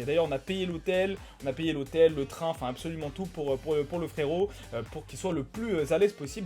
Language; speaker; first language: French; native; French